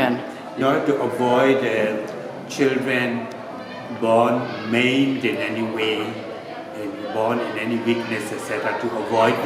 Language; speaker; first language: English; non-native, fluent; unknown